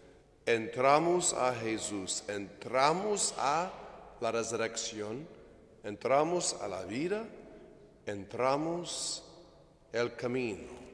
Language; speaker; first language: Spanish; non-native, fluent; English